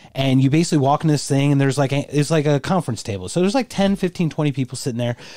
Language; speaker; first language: English; native; English